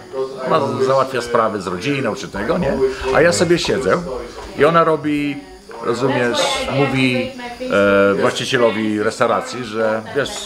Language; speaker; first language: Polish; early bilingual, heritage; Polish